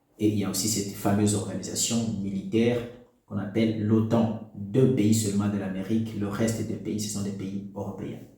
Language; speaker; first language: French; non-native, local second language; Lingala